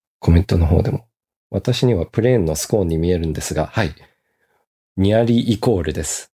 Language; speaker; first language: Japanese; early bilingual, heritage; Japanese